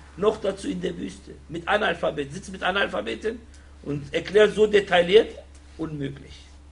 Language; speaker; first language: German; non-native, fluent; Arabic